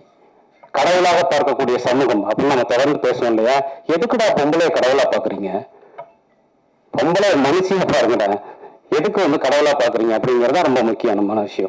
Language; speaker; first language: Tamil; native; Tamil